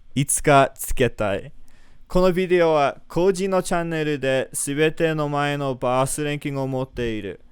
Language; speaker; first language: Japanese; non-native, learner; English